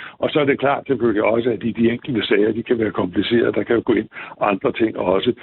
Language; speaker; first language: Danish; native; Danish